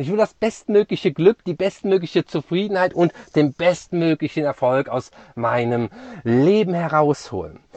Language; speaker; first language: German; native; German